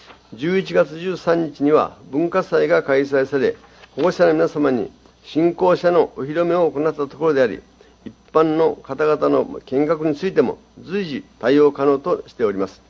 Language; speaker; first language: Japanese; native; Japanese